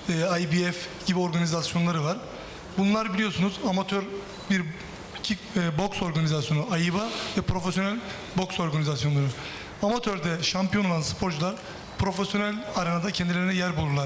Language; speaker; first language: Turkish; native; Turkish